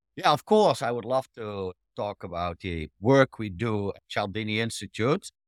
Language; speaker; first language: English; non-native, fluent; Dutch